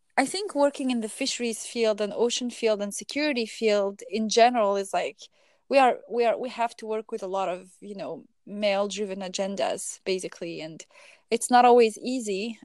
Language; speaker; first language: English; non-native, fluent; Arabic